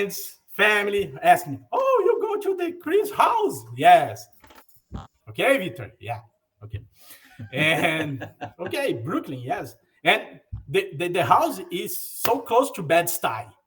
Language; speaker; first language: English; non-native, learner; Portuguese